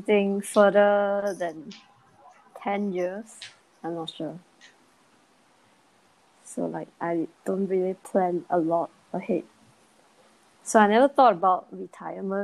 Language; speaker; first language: English; non-native, local second language; Chinese